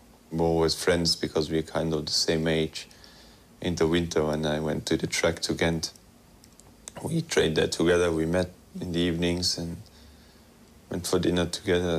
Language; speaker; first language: English; non-native, fluent; Luxembourgish